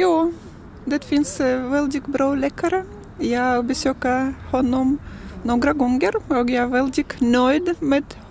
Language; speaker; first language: Swedish; non-native, learner; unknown